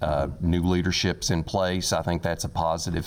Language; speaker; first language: English; native; English